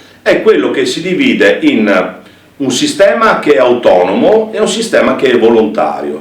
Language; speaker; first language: Italian; native; Italian